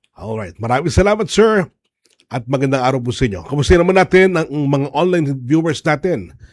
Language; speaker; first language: Filipino; native; Filipino